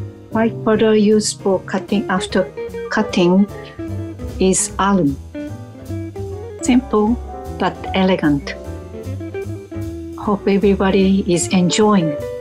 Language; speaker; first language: English; non-native, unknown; Japanese